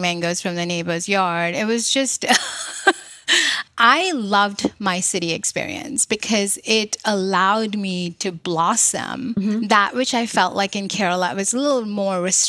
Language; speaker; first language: English; non-native, local second language; Malayalam